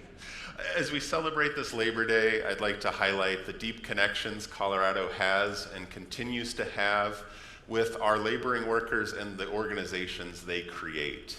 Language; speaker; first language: English; native; English